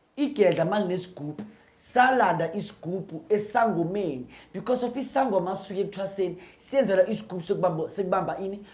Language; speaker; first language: Zulu; non-native, local second language; Northern Sotho